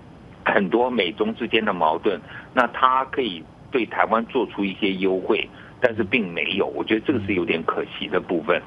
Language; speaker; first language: Chinese; native; Chinese